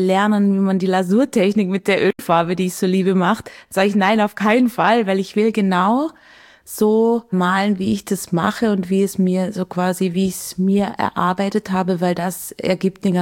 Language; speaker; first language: German; native; German